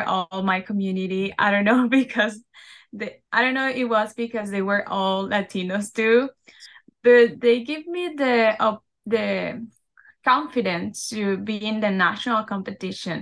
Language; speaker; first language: English; non-native, fluent; Spanish